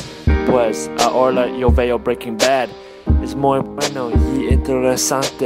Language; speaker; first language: Spanish; non-native, learner; English